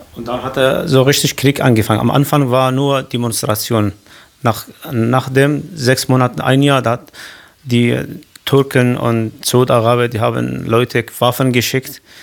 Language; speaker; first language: German; non-native, learner; Kurdish